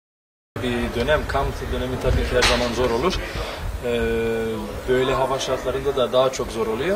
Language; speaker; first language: Turkish; early bilingual, heritage; Turkish